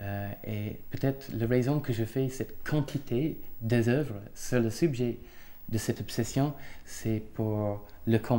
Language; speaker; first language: French; non-native, fluent; English